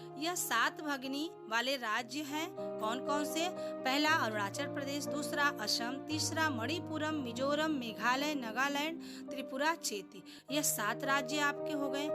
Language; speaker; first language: Hindi; non-native, local second language; Gujarati